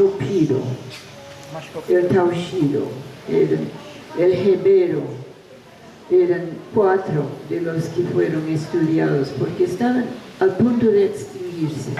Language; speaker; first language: Spanish; non-native, fluent; English